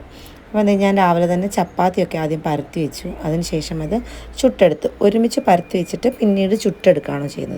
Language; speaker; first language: Malayalam; native; Malayalam